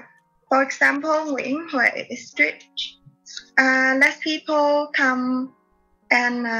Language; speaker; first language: English; non-native, learner; Vietnamese